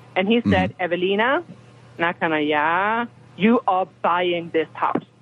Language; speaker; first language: English; non-native, fluent; Swedish